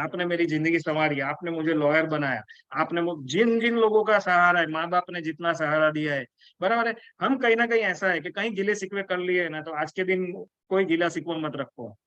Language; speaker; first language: Hindi; native; Hindi